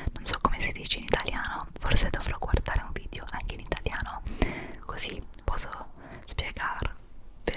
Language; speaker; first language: Italian; non-native, fluent; English